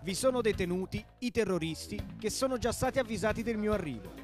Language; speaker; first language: Italian; native; Italian